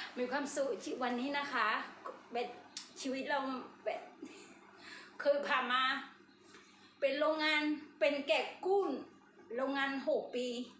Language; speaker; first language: Thai; non-native, learner; Burmese